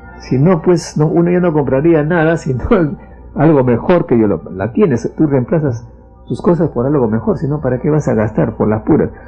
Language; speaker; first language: Spanish; native; Spanish